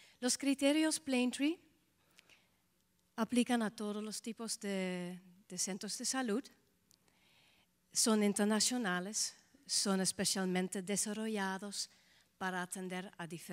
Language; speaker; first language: Spanish; non-native, fluent; Dutch